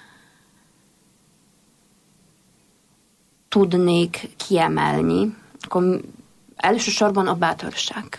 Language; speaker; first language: Hungarian; non-native, fluent; Polish